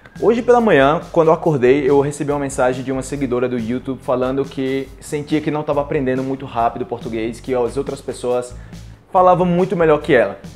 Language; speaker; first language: Portuguese; native; Portuguese